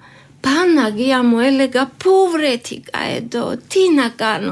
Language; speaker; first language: Greek; non-native, learner; Georgian